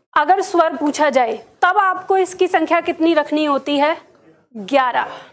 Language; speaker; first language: Hindi; native; Hindi